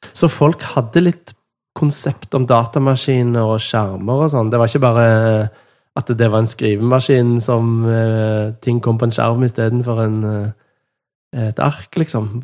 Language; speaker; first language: Norwegian; native; Norwegian